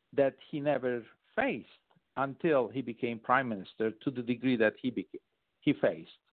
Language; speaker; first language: English; non-native, fluent; Turkish